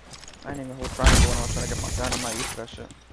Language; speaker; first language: English; native; English